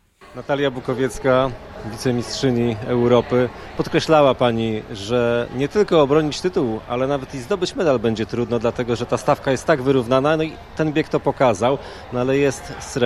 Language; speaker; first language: Polish; native; Polish